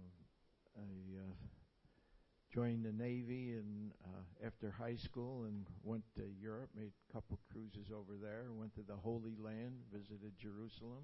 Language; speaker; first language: English; native; English